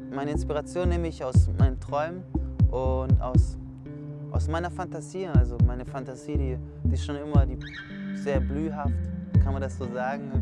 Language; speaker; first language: German; native; German